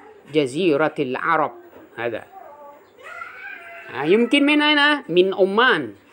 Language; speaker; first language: Arabic; non-native, fluent; Indonesian